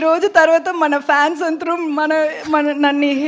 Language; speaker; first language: Telugu; non-native, learner; Tamil